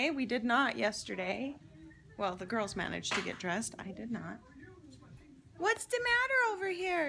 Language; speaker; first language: English; native; English